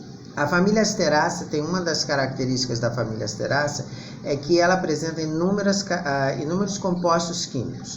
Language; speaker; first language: Portuguese; native; Portuguese